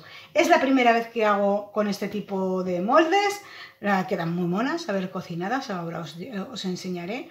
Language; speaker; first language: Spanish; native; Spanish